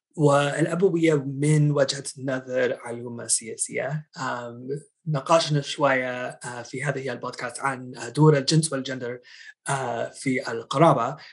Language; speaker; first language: Arabic; non-native, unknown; English